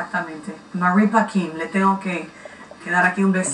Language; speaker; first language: Spanish; native; Spanish